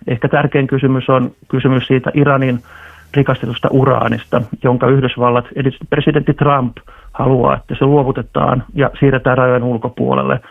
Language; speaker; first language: Finnish; native; Finnish